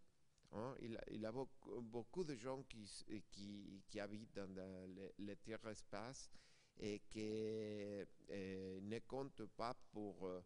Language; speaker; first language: French; non-native, fluent; Spanish